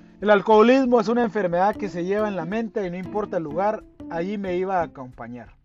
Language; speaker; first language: Spanish; native; Spanish